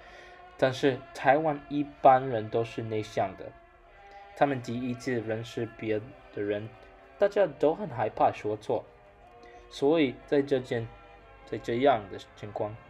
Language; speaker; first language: Chinese; non-native, learner; English